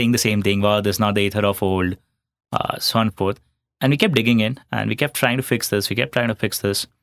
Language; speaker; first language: English; non-native, local second language; Hindi